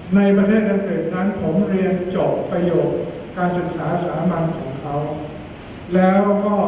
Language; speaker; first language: Thai; native; Thai